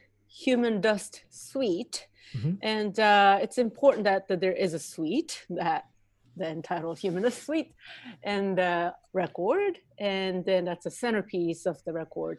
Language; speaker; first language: English; non-native, fluent; Japanese